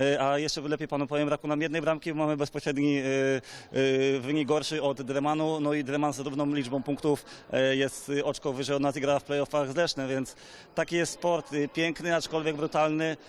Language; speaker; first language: Polish; native; Polish